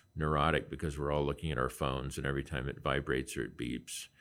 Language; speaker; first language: English; native; English